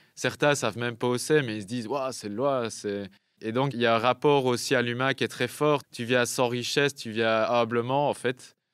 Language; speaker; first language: French; native; French